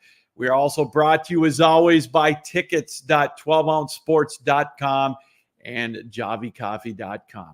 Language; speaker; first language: English; native; English